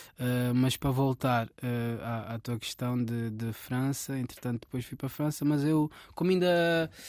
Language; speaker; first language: Portuguese; native; Portuguese